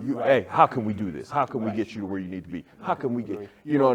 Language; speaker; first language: English; native; English